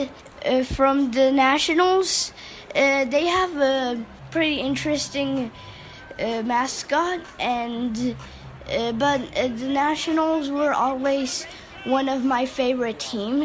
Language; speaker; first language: English; early bilingual, heritage; English